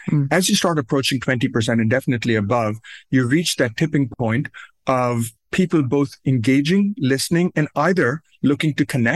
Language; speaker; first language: English; non-native, local second language; Urdu